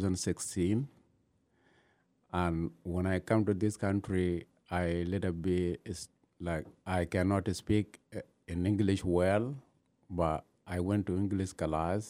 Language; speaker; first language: English; non-native, learner; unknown